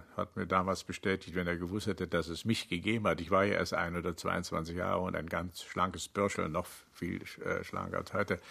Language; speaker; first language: German; native; German